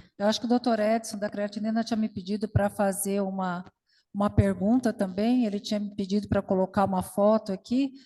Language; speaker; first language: Portuguese; native; Portuguese